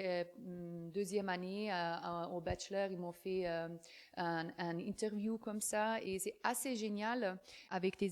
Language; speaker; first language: French; non-native, fluent; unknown